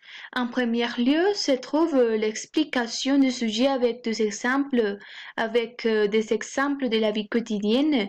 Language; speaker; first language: French; non-native, fluent; Spanish